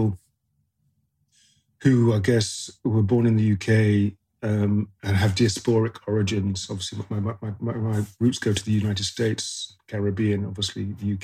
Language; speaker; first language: English; native; English